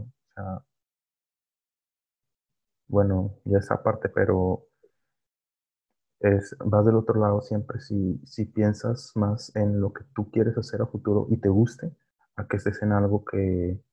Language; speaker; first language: Spanish; native; Spanish